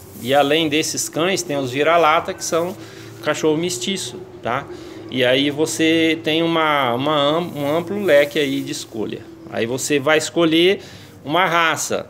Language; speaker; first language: Portuguese; native; Portuguese